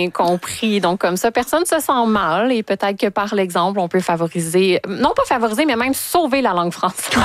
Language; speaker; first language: French; native; French